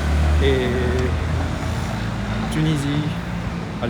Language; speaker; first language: French; non-native, learner; Japanese